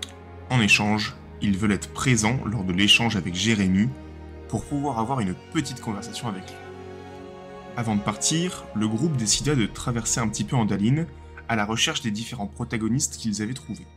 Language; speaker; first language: French; native; French